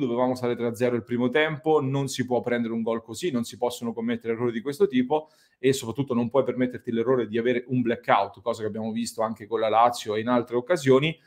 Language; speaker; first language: Italian; native; Italian